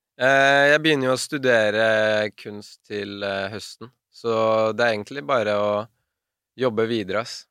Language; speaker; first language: Norwegian; native; Norwegian